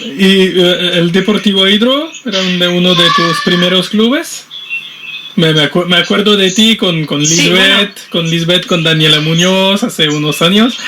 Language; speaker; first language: Spanish; non-native, fluent; French